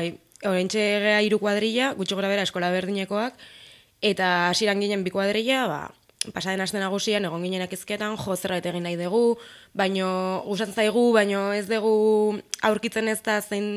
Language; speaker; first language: Basque; native; Basque